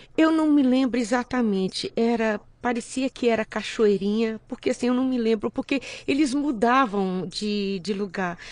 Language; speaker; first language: Portuguese; native; Portuguese